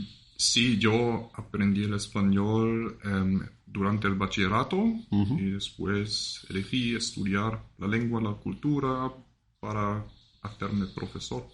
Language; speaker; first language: Spanish; non-native, fluent; German